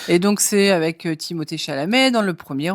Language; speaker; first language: French; native; French